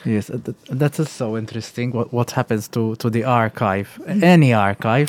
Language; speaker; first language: English; non-native, local second language; Maltese